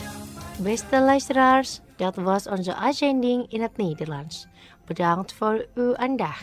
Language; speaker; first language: Dutch; non-native, learner; Indonesian